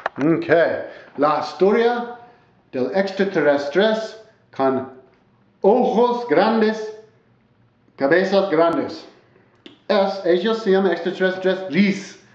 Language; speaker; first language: Spanish; non-native, learner; English